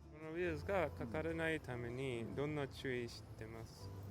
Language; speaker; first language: Japanese; non-native, learner; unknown